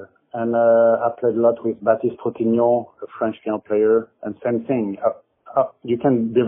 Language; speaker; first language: English; non-native, fluent; French